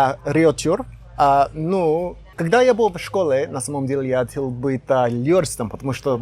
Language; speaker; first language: Russian; non-native, learner; English